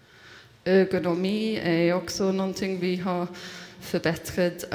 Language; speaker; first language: Swedish; non-native, fluent; English